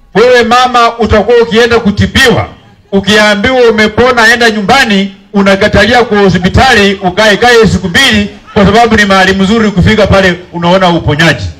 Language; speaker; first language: Swahili; non-native, local second language; Luyia